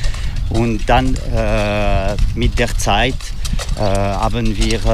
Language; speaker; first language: German; non-native, fluent; French